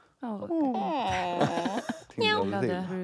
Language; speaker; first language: Swedish; native; Swedish